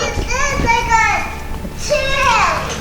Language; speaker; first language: English; native; English